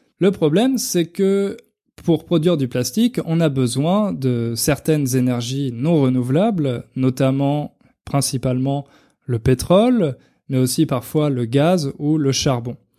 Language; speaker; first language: French; native; French